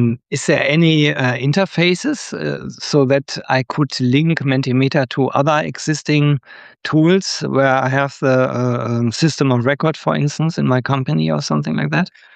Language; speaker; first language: English; non-native, fluent; German